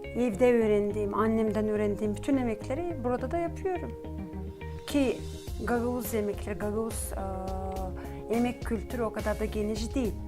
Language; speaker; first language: Turkish; non-native, fluent; Gagauz